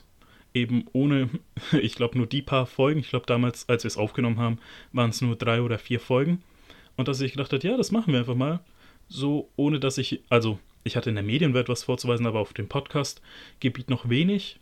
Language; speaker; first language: German; native; German